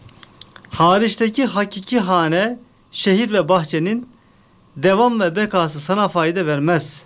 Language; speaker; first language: Turkish; native; Turkish